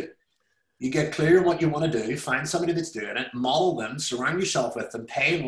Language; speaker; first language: English; native; English